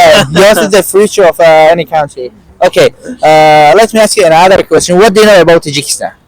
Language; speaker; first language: English; non-native, learner; Persian